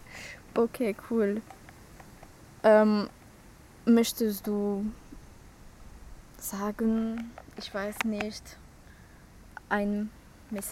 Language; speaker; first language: German; non-native, learner; French